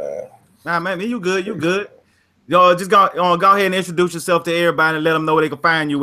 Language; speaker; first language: English; native; English